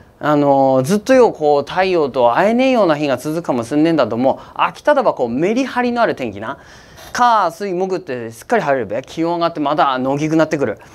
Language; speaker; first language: Japanese; native; Japanese